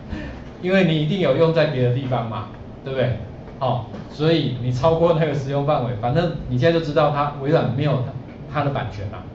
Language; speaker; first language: Chinese; native; Chinese